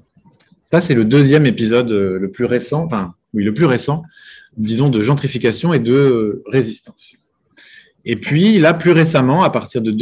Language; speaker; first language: French; native; French